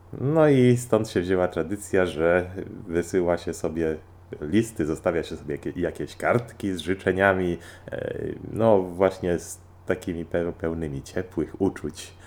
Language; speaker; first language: Polish; native; Polish